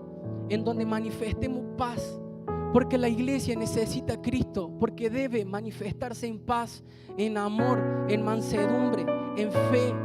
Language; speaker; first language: Spanish; native; Spanish